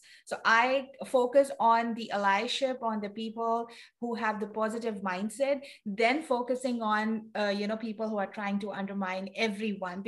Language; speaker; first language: English; non-native, local second language; Urdu